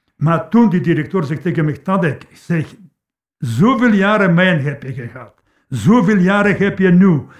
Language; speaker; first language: Dutch; non-native, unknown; Polish